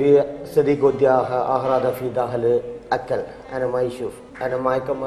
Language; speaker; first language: Arabic; non-native, learner; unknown